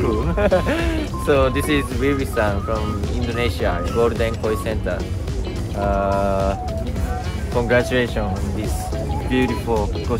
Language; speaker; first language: English; non-native, fluent; Japanese